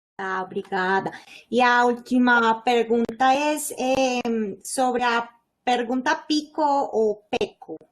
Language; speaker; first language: Portuguese; non-native, learner; Spanish